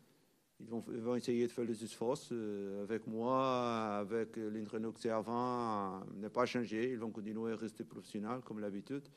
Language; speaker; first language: French; non-native, learner; Portuguese